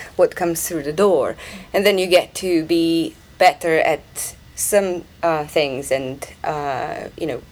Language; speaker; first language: English; non-native, fluent; Romanian